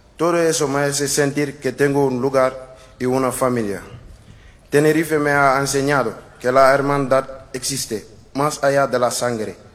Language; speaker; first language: Spanish; non-native, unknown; Wolof